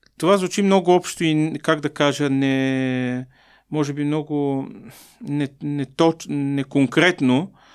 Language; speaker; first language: Bulgarian; native; Bulgarian